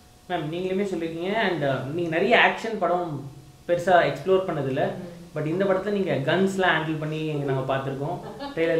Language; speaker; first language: Tamil; native; Tamil